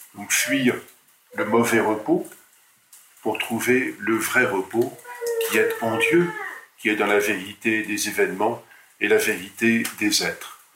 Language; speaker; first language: French; native; French